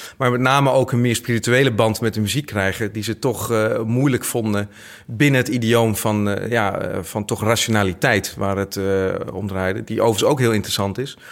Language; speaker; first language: Dutch; native; Dutch